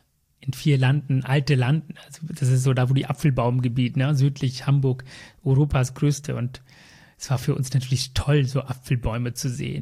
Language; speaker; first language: German; early bilingual, other home language; Tamil